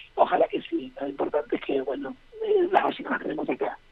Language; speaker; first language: Spanish; native; Spanish